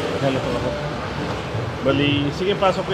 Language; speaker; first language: Filipino; non-native, learner; Punjabi